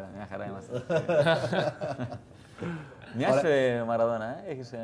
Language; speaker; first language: Greek; non-native, fluent; Spanish